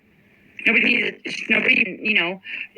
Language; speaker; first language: English; native; English